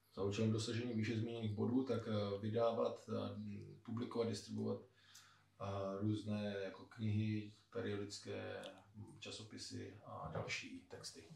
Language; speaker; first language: Czech; native; Czech